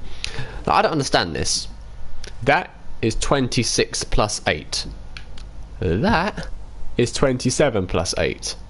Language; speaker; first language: English; native; English